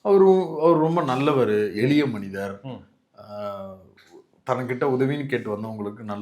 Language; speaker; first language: Tamil; native; Tamil